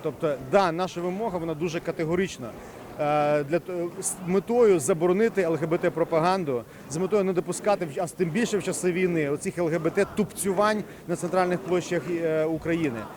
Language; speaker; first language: Ukrainian; native; Ukrainian